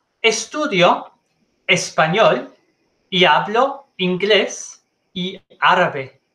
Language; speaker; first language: Spanish; non-native, learner; English